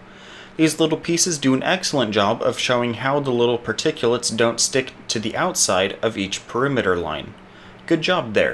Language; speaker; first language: English; native; English